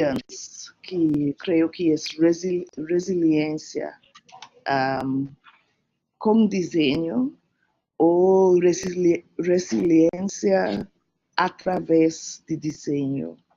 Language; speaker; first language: Spanish; non-native, learner; English